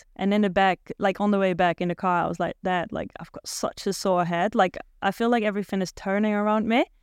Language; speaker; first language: English; non-native, fluent; Dutch